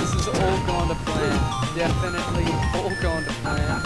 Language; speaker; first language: English; native; English